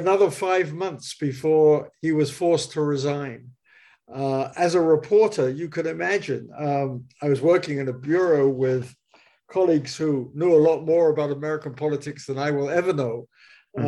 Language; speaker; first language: English; native; English